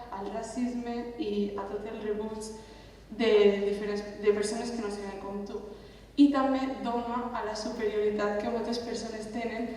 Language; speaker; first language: Catalan; early bilingual, other home language; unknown